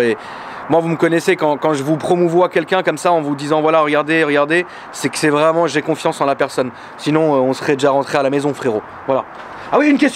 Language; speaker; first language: French; native; French